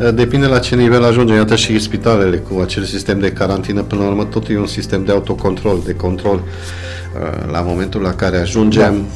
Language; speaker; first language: Romanian; non-native, local second language; Hungarian